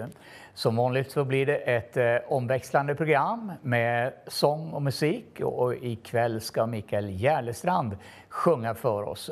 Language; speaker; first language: Swedish; native; Swedish